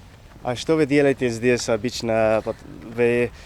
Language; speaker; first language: Russian; non-native, learner; Spanish